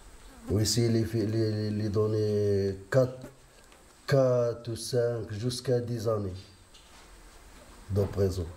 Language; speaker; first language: French; non-native, local second language; Arabic